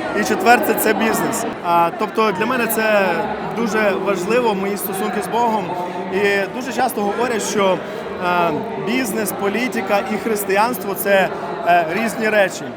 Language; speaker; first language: Ukrainian; non-native, fluent; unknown